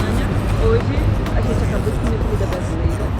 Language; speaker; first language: Portuguese; non-native, learner; English